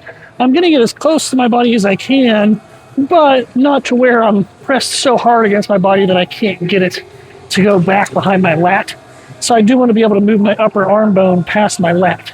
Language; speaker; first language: English; native; English